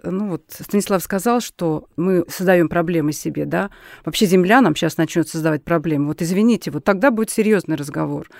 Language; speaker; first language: Russian; native; Russian